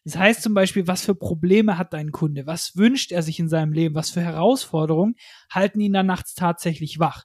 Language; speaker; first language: German; native; German